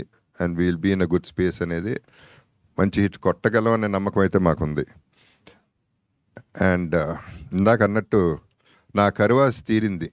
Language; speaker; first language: Telugu; native; Telugu